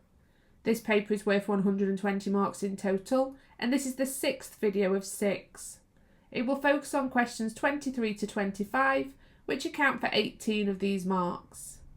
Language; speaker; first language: English; native; English